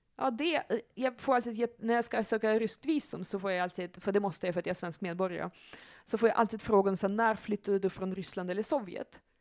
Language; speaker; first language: Swedish; early bilingual, other home language; Russian